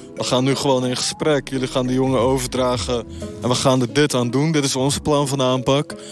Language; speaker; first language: Dutch; native; Dutch